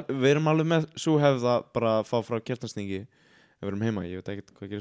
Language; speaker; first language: Icelandic; native; Icelandic